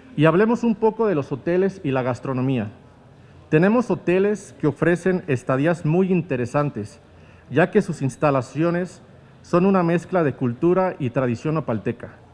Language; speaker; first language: Spanish; native; Spanish